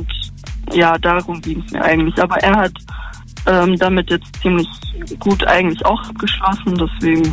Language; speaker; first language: German; native; German